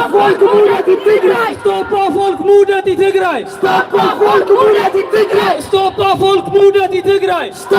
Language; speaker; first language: Swedish; early bilingual, other home language; Tigrinya